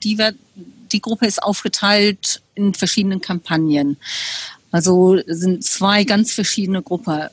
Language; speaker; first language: German; non-native, fluent; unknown